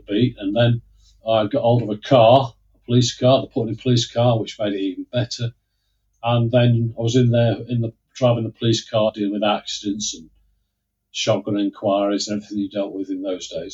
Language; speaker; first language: English; native; English